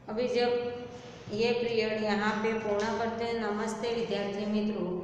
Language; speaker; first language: Hindi; non-native, local second language; Gujarati